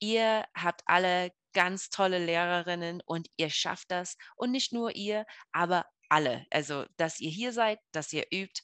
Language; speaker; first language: German; non-native, fluent; English